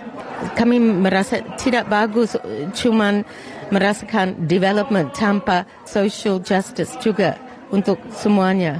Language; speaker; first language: Indonesian; non-native, fluent; English